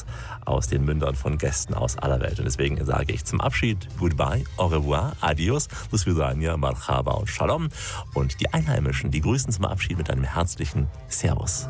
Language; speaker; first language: German; native; German